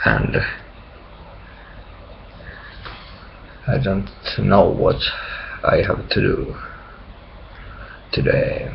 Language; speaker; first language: English; non-native, learner; Finnish